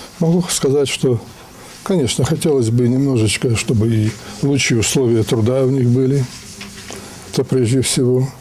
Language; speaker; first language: Russian; native; Russian